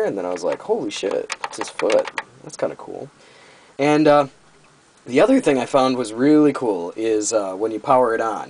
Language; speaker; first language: English; native; English